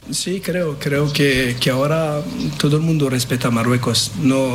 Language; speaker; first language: Spanish; non-native, fluent; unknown